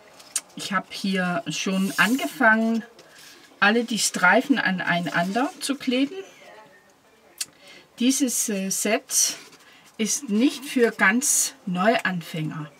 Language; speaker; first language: German; non-native, fluent; Danish